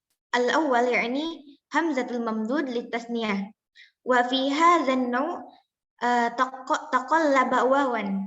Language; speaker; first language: Arabic; non-native, learner; Indonesian